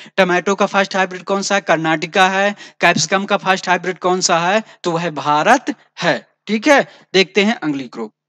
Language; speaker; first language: Hindi; native; Hindi